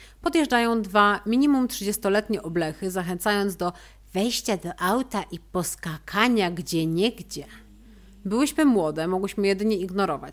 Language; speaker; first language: Polish; native; Polish